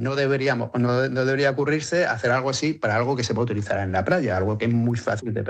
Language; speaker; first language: Spanish; native; Spanish